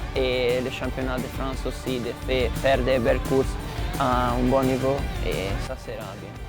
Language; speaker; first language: French; non-native, fluent; Italian